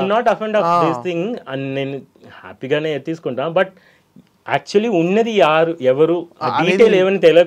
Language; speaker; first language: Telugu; non-native, local second language; Tamil